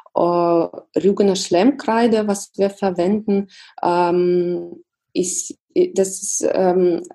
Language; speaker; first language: German; non-native, fluent; Russian